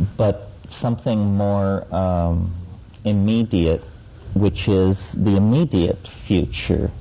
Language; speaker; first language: English; native; English